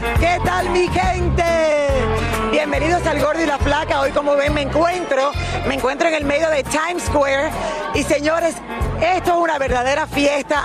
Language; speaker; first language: Spanish; native; Spanish